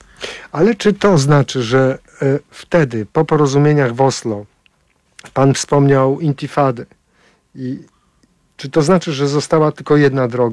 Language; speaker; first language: Polish; native; Polish